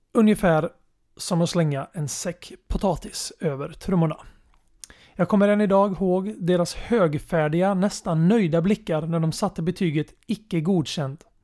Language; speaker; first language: Swedish; native; Swedish